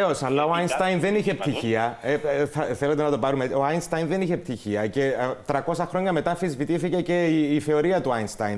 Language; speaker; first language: Greek; native; Greek